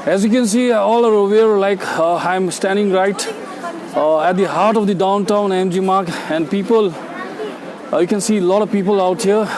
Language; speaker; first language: English; non-native, local second language; Nepali